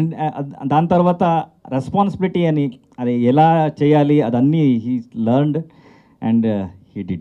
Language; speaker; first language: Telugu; non-native, local second language; Kannada